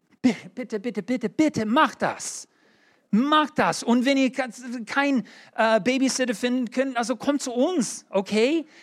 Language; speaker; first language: German; non-native, learner; English